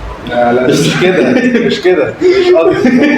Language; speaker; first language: Arabic; native; Arabic